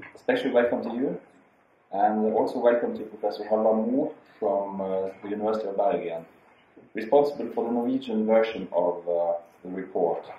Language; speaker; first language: English; non-native, fluent; Norwegian